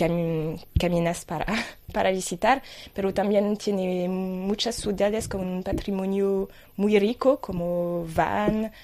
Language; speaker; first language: Spanish; non-native, fluent; French